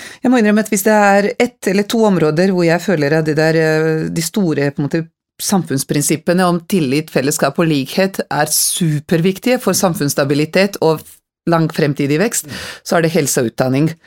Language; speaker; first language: Norwegian; native; Norwegian